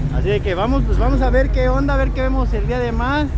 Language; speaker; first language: Spanish; native; Spanish